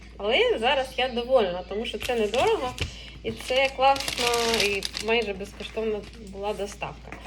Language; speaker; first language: Ukrainian; non-native, local second language; Russian